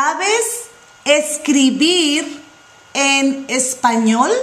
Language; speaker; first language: Spanish; non-native, fluent; English